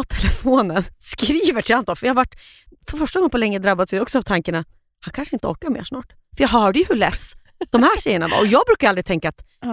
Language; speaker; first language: Swedish; native; Swedish